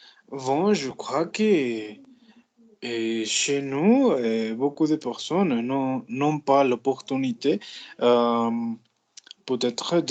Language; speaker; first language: French; non-native, learner; Spanish